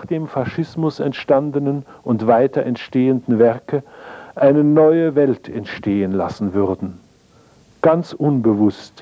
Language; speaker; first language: German; native; German